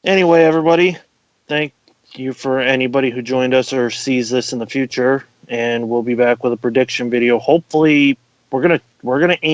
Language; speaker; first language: English; native; English